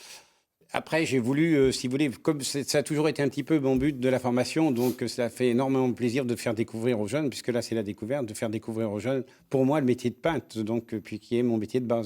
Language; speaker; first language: French; native; French